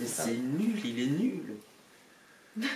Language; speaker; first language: French; native; French